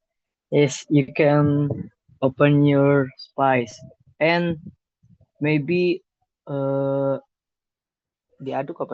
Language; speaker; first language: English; non-native, learner; Indonesian